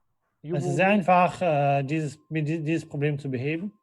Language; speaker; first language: German; non-native, fluent; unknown